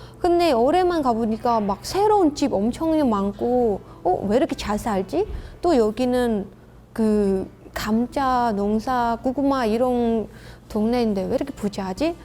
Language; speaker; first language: Korean; non-native, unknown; Khmer